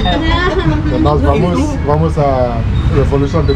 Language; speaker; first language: Portuguese; non-native, learner; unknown